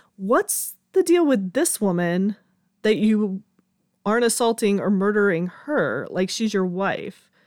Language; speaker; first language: English; native; English